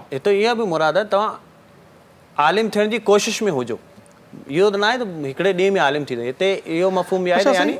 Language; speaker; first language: Sindhi; non-native, local second language; Marwari